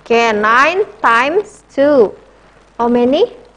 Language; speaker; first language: English; non-native, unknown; Indonesian